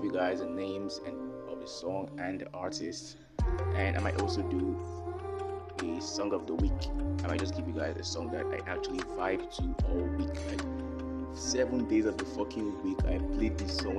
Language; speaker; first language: English; non-native, local second language; Yoruba